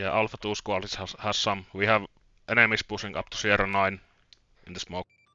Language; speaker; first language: English; non-native, fluent; Finnish